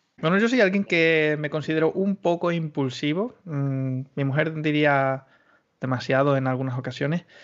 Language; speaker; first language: Spanish; native; Spanish